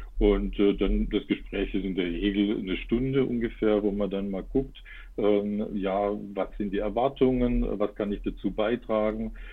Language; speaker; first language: German; native; German